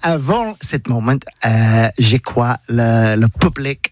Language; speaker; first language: French; non-native, learner; English